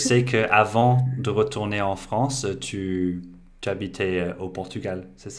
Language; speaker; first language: French; non-native, fluent; English